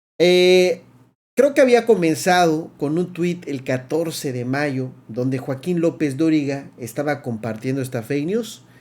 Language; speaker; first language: Spanish; native; Spanish